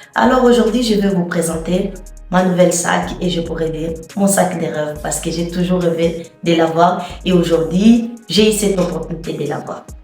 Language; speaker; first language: French; non-native, fluent; Portuguese